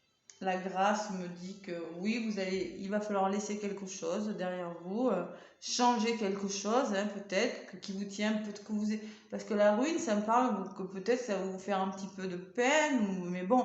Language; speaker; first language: French; native; French